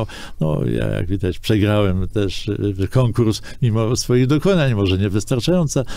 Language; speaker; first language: Polish; native; Polish